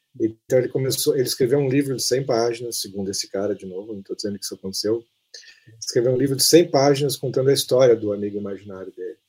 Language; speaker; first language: Portuguese; native; Portuguese